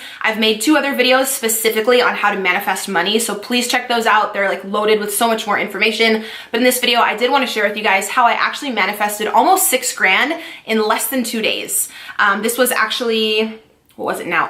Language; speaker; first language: English; native; English